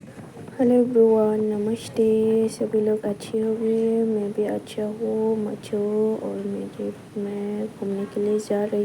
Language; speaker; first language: Hindi; non-native, local second language; Bodo